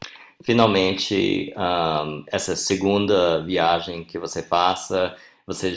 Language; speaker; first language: Portuguese; non-native, fluent; English